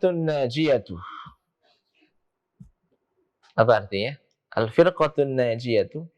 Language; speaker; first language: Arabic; non-native, fluent; Indonesian